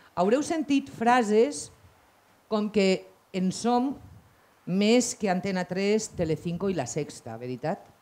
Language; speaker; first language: Catalan; native; Catalan